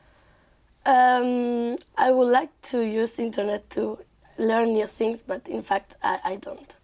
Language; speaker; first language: English; non-native, learner; Spanish